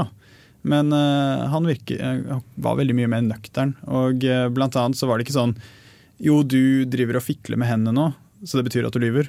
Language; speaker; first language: Norwegian; native; Norwegian